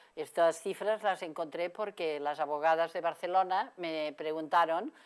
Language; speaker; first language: Spanish; non-native, local second language; Catalan